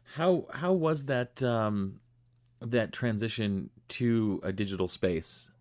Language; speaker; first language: English; native; English